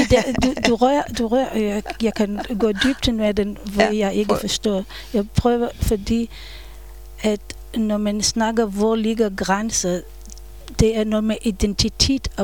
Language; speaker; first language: Danish; non-native, fluent; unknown